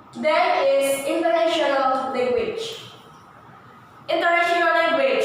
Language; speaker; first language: English; non-native, learner; Indonesian